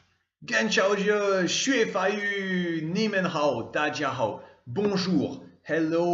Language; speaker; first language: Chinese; non-native, learner; French